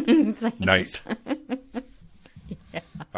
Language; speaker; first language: English; native; English